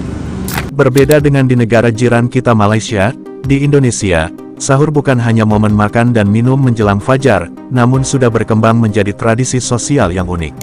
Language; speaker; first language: Indonesian; native; Indonesian